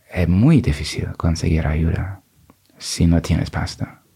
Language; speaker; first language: Spanish; non-native, fluent; English